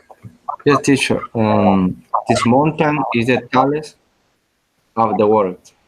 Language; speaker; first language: English; non-native, learner; Spanish